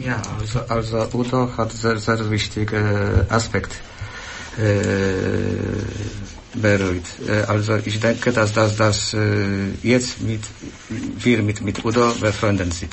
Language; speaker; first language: German; non-native, learner; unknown